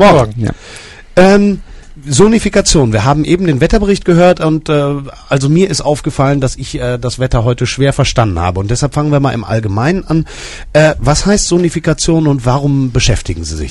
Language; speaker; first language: German; native; German